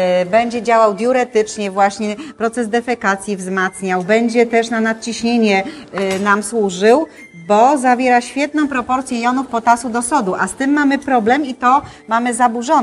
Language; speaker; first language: Polish; native; Polish